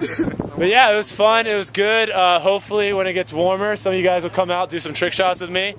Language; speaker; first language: English; native; English